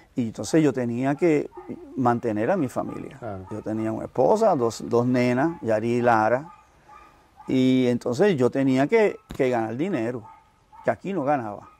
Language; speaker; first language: Spanish; native; Spanish